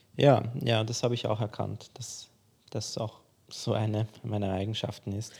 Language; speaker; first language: German; early bilingual, other home language; Polish